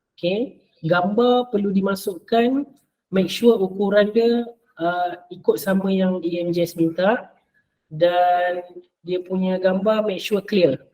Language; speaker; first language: Malay; native; Malay